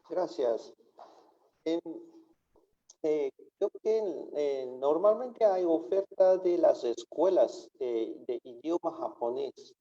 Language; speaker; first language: Spanish; non-native, fluent; Japanese